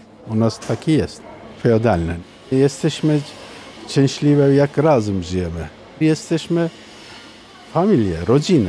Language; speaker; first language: Polish; non-native, learner; Turkish